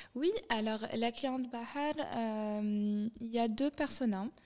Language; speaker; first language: French; non-native, local second language; Arabic